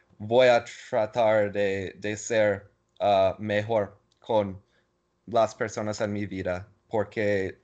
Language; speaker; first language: Spanish; non-native, learner; English